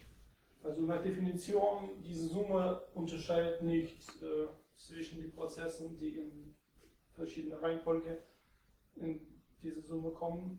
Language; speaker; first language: German; non-native, fluent; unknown